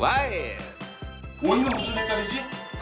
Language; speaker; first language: Korean; native; Korean